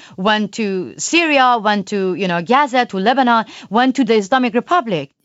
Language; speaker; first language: English; non-native, fluent; Persian